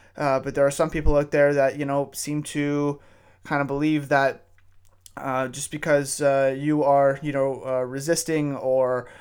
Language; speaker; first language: English; native; English